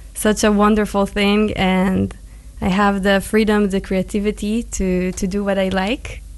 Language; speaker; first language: English; non-native, fluent; Hebrew